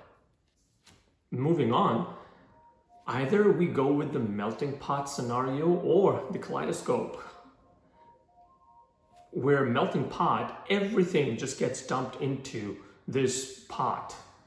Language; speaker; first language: English; non-native, local second language; Urdu